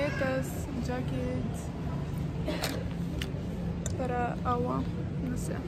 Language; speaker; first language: Spanish; non-native, learner; Russian